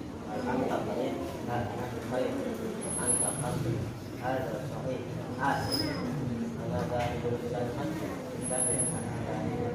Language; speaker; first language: Arabic; non-native, learner; Indonesian